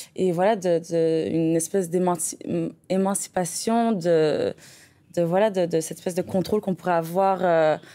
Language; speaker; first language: French; native; French